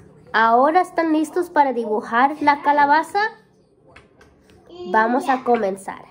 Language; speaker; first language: Spanish; early bilingual, heritage; Spanish